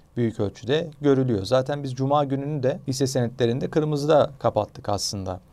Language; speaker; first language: Turkish; native; Turkish